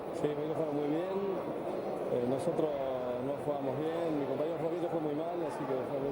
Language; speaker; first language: Spanish; non-native, learner; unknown